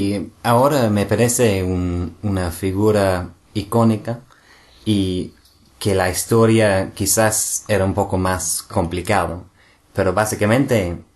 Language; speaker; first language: Spanish; non-native, fluent; English